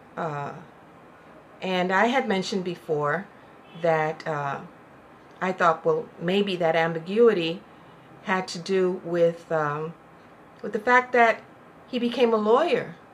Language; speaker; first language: English; non-native, local second language; Spanish